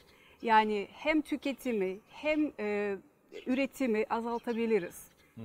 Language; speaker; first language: Turkish; non-native, fluent; Russian